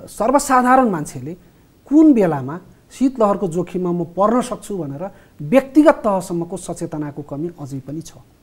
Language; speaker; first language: Nepali; native; Nepali